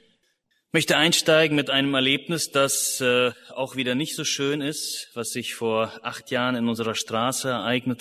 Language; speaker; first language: German; native; German